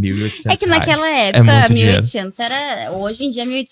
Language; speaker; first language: Portuguese; native; Portuguese